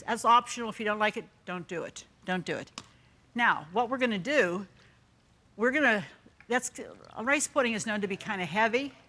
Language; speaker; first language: English; native; English